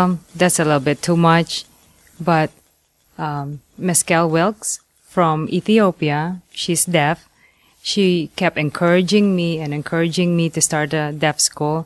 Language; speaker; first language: English; non-native, local second language; Pampanga